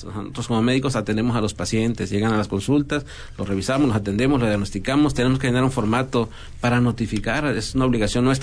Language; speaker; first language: Spanish; native; Spanish